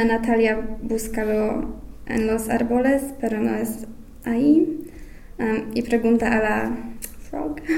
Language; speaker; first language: Spanish; non-native, learner; English